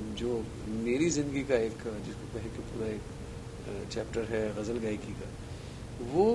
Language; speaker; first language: Hindi; non-native, local second language; Gujarati